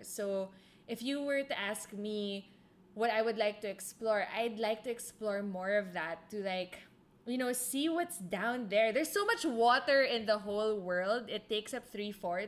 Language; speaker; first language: English; non-native, local second language; Filipino